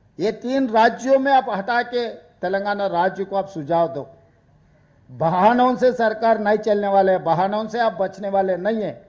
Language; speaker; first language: Hindi; non-native, local second language; Telugu